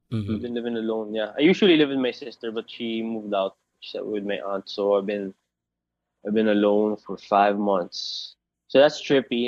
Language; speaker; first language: English; non-native, local second language; Bikol